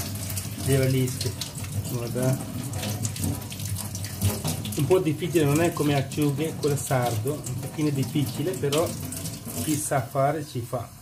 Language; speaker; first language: Italian; non-native, learner; Sinhala